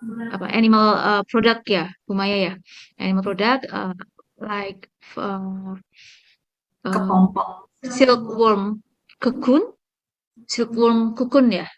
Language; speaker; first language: English; non-native, fluent; Indonesian